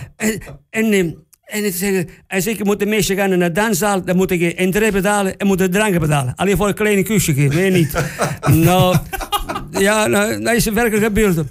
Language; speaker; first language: Dutch; non-native, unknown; Italian